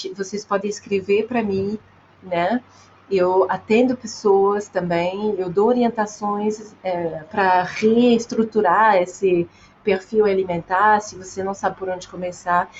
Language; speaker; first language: Portuguese; non-native, fluent; French